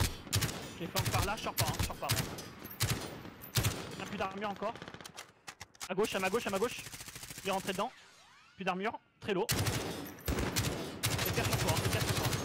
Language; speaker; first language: French; native; French